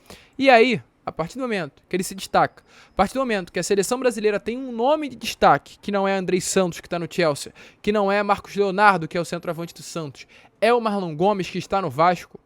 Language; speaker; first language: Portuguese; native; Portuguese